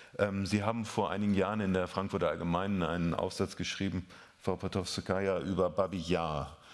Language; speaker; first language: German; native; German